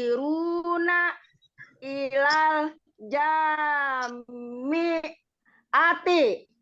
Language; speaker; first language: Arabic; non-native, learner; Indonesian